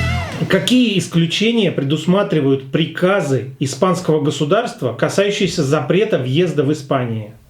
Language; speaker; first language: Russian; native; Russian